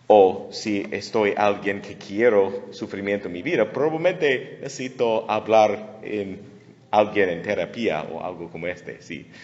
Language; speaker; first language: Spanish; non-native, fluent; English